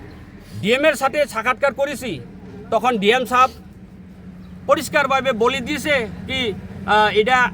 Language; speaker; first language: Bangla; non-native, local second language; Kok Borok